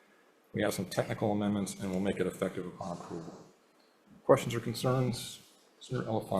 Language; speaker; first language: English; native; English